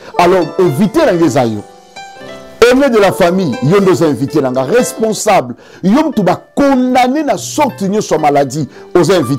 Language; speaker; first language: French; non-native, local second language; Lingala